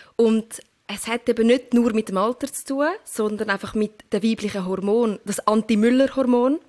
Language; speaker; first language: German; early bilingual, other home language; Turkish